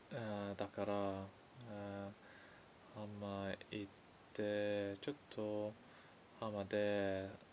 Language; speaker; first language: Japanese; non-native, learner; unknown